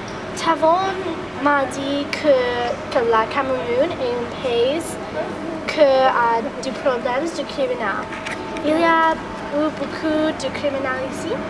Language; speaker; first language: French; non-native, learner; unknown